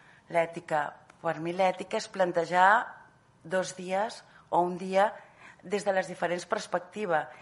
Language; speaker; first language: Catalan; native; Catalan